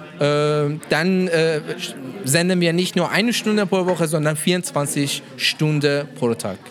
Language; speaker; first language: German; non-native, learner; Persian